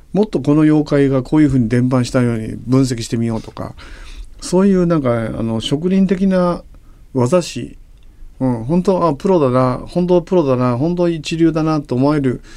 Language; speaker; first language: Japanese; native; Japanese